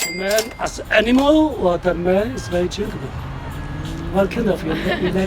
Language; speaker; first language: English; non-native, learner; Chinese